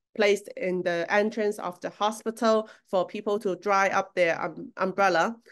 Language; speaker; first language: English; non-native, local second language; Cantonese